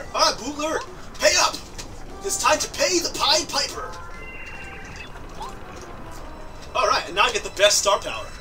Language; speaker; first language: English; native; English